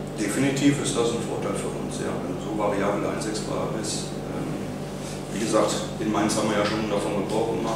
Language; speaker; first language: German; native; German